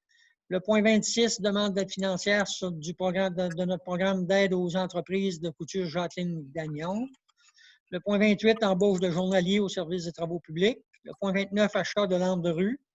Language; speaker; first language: French; native; French